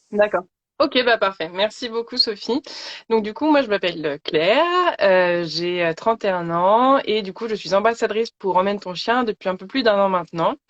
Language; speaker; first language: French; native; French